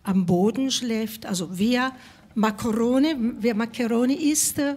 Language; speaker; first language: German; non-native, fluent; Italian